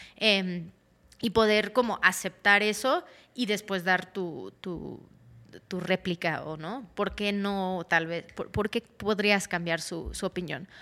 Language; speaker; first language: Spanish; early bilingual, heritage; Spanish